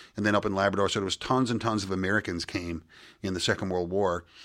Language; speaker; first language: English; native; English